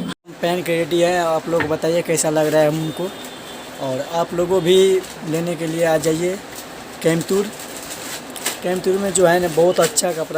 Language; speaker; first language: Hindi; non-native, local second language; Maithili